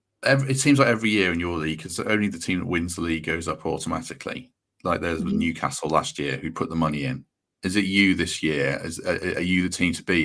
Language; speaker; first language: English; native; English